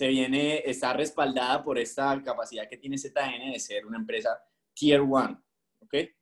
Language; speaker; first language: Spanish; native; Spanish